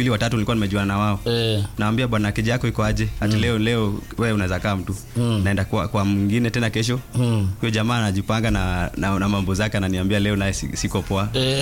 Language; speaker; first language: Swahili; non-native, local second language; Luo (Kenya and Tanzania)